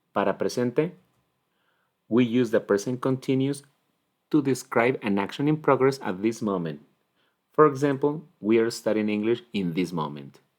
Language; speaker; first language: English; non-native, fluent; Spanish